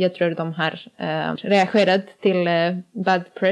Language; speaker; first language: Swedish; non-native, learner; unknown